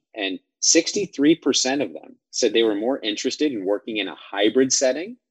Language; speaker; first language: English; native; English